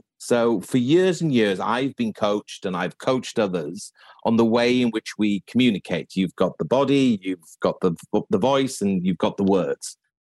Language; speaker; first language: English; native; English